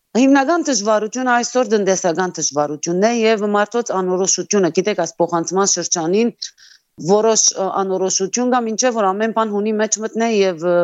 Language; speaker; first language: Armenian; early bilingual, heritage; Armenian